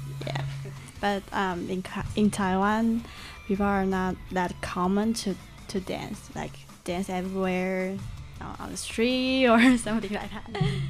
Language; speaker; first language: English; non-native, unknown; Chinese